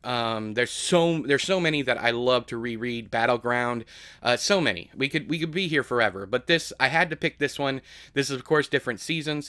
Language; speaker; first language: English; native; English